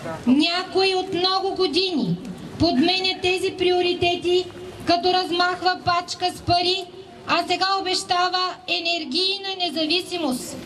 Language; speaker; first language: Bulgarian; native; Bulgarian